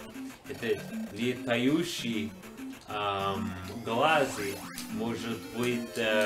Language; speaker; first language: Russian; non-native, learner; English